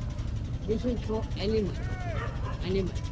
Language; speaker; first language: English; non-native, learner; Hindi